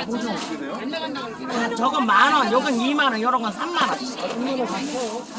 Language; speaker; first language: Korean; native; Korean